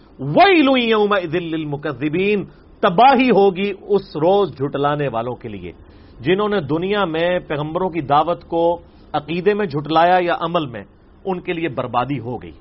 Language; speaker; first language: Urdu; non-native, local second language; Punjabi